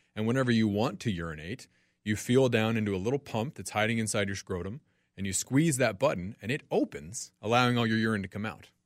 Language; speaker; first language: English; native; English